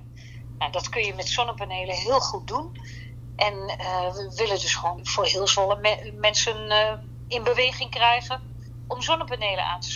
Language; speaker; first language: Dutch; native; Dutch